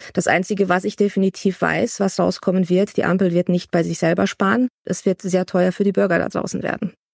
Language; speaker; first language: German; early bilingual, other home language; Romanian